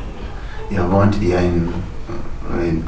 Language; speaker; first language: German; non-native, fluent; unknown